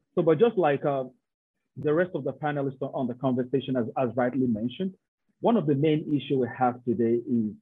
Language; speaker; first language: English; non-native, local second language; Yoruba